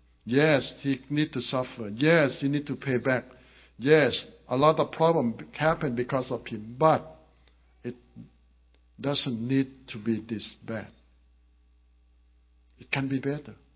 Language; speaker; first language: English; non-native, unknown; Thai